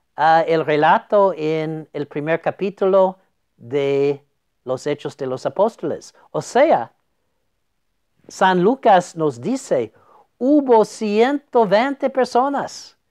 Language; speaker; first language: Spanish; non-native, fluent; English